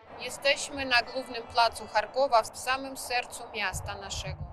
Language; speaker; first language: Polish; non-native, fluent; Russian